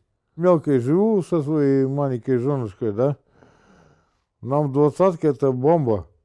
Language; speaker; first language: Russian; native; Russian